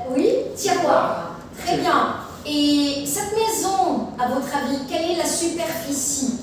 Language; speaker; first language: French; non-native, fluent; Arabic